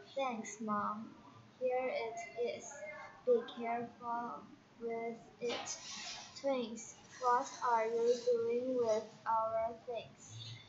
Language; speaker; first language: English; non-native, learner; Turkish